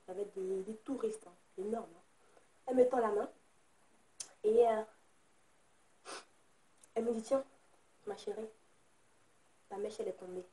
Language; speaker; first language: French; native; French